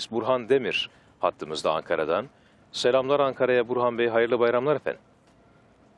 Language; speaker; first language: Turkish; native; Turkish